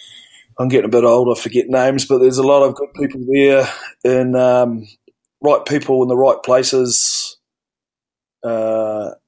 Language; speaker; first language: English; native; English